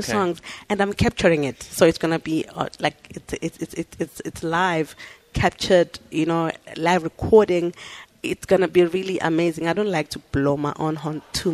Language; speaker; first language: English; non-native, local second language; Zulu